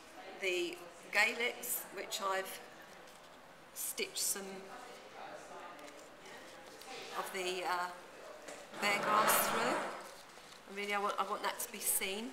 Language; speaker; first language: English; native; English